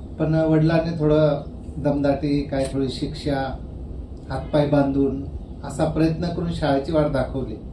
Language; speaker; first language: Marathi; non-native, local second language; Kukna